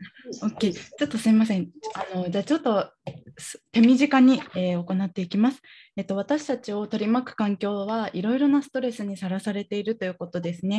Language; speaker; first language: Japanese; native; Japanese